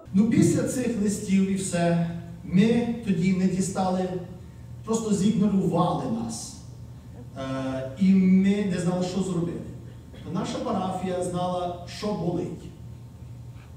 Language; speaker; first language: Ukrainian; early bilingual, heritage; Ukrainian